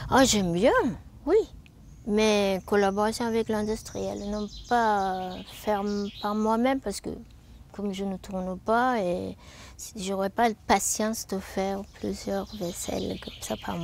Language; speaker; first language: French; non-native, fluent; Japanese